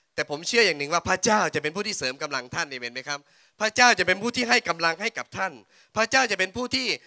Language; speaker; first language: Thai; native; Thai